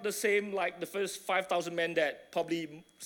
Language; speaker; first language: English; non-native, fluent; Indonesian